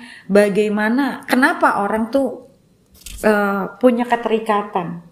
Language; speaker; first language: Indonesian; native; Indonesian